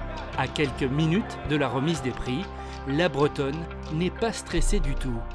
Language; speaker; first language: French; native; French